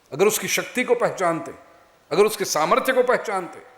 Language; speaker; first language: Hindi; non-native, local second language; Gujarati